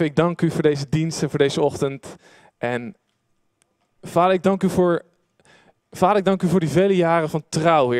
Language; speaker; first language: Dutch; native; Dutch